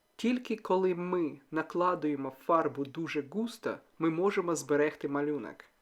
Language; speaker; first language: Ukrainian; non-native, local second language; Russian